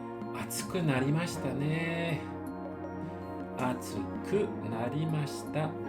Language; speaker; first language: Japanese; non-native, fluent; French